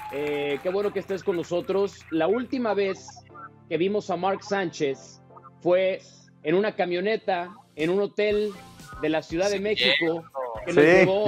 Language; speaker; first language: Spanish; native; Spanish